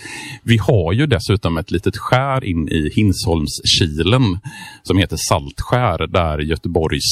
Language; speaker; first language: Swedish; native; Swedish